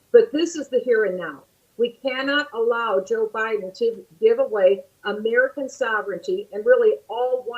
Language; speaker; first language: English; native; English